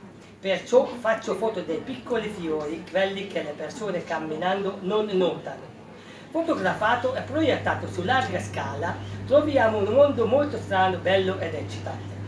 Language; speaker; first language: Italian; non-native, fluent; Hungarian